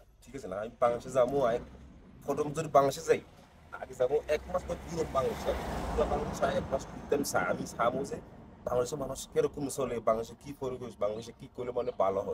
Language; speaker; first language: Bangla; non-native, learner; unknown